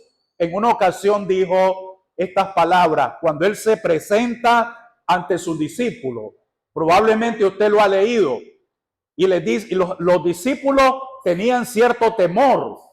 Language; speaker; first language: Spanish; native; Spanish